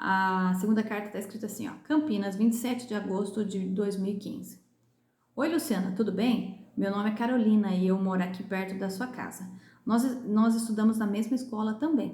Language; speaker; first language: Portuguese; native; Portuguese